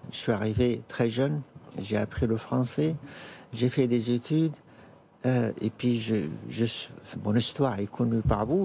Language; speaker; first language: French; non-native, fluent; Arabic